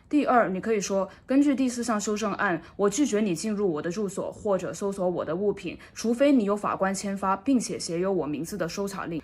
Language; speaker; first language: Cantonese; early bilingual, heritage; Cantonese